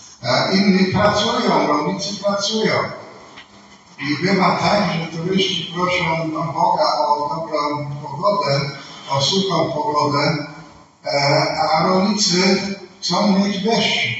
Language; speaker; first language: Polish; non-native, fluent; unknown